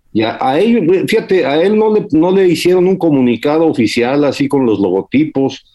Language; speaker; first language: Spanish; early bilingual, heritage; Spanish